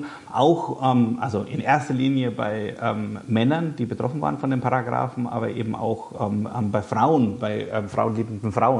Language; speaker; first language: German; native; German